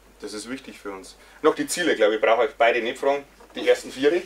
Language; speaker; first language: German; native; German